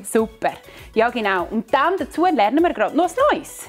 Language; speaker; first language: German; native; German